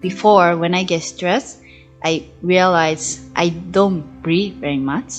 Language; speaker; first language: English; non-native, learner; Japanese